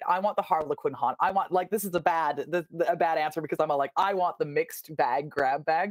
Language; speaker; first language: English; native; English